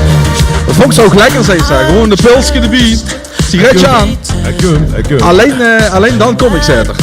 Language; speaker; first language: Dutch; native; Dutch